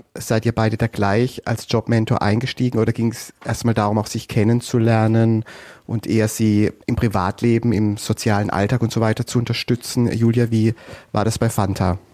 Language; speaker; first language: German; native; German